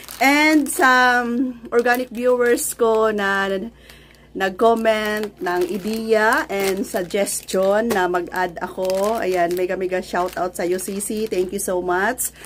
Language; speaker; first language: Filipino; non-native, local second language; Cebuano